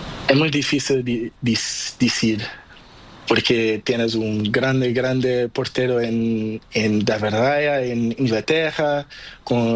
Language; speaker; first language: Spanish; non-native, learner; Portuguese